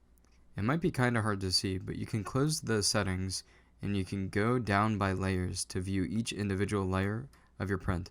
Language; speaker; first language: English; native; English